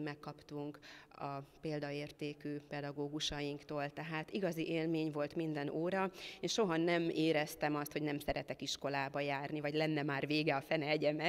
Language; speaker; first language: Hungarian; native; Hungarian